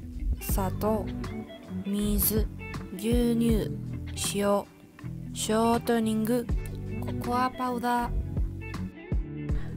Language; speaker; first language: Japanese; non-native, learner; Spanish